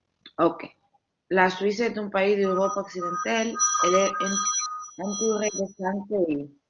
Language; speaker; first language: French; non-native, learner; Spanish